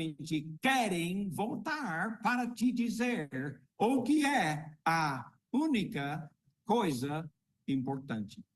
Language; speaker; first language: Portuguese; non-native, fluent; English